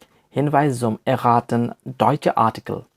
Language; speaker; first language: German; non-native, fluent; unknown